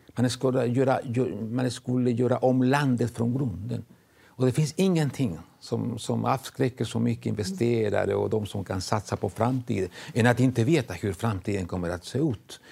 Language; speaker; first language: Swedish; non-native, fluent; Spanish